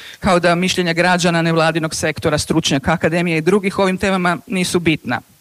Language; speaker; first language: Croatian; native; Croatian